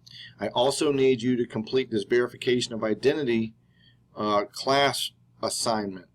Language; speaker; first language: English; native; English